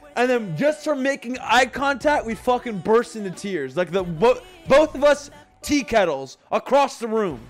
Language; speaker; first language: English; native; English